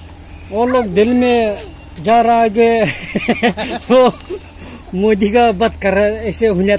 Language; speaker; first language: Hindi; non-native, local second language; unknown